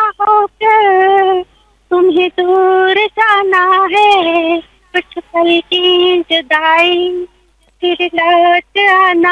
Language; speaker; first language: Hindi; non-native, local second language; Telugu